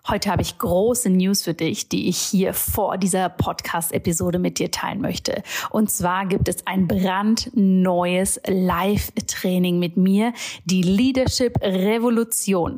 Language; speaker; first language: German; native; German